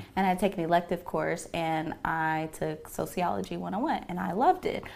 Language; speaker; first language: English; native; English